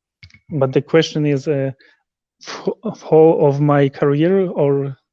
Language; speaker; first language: English; non-native, learner; Polish